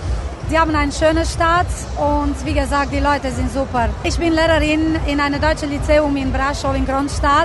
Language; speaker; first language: German; non-native, local second language; Romanian